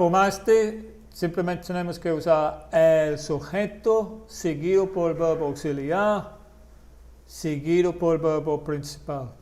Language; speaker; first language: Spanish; non-native, fluent; English